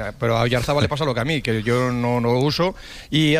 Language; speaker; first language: Spanish; native; Spanish